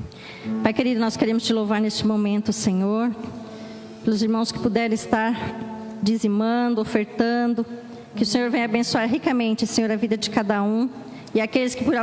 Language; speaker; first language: Portuguese; native; Portuguese